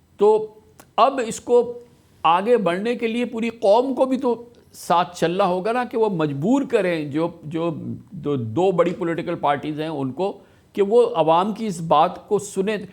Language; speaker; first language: Urdu; native; Urdu